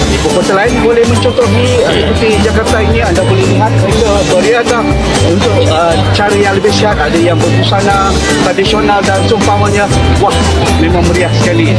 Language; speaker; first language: Malay; native; Malay